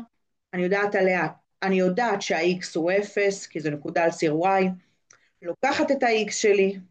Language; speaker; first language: Hebrew; native; Hebrew